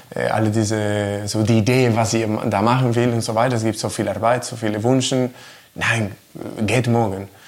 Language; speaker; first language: German; non-native, learner; Spanish